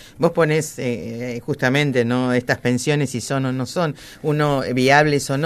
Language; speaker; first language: Spanish; native; Spanish